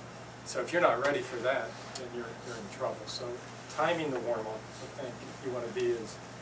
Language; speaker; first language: English; native; English